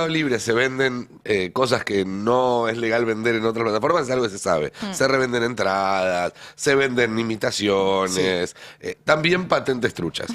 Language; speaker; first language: Spanish; native; Spanish